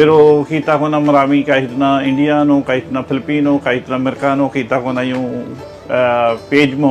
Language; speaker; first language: Filipino; non-native, learner; Punjabi